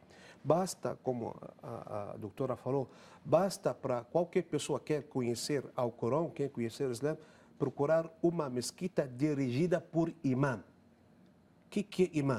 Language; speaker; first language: Portuguese; non-native, fluent; Arabic